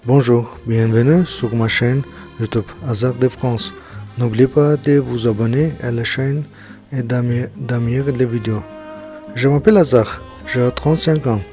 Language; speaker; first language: French; non-native, learner; Azerbaijani